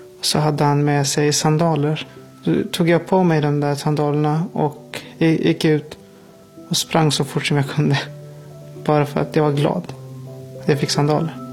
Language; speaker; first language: Swedish; non-native, fluent; Persian